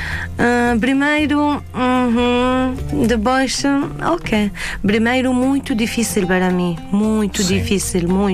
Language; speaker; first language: Portuguese; non-native, learner; Arabic